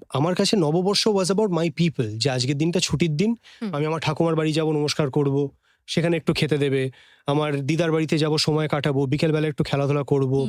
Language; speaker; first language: Bangla; native; Bangla